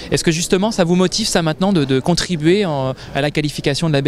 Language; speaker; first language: French; native; French